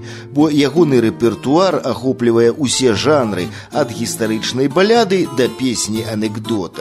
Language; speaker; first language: Belarusian; native; Belarusian